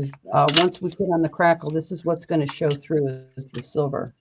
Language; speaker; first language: English; native; English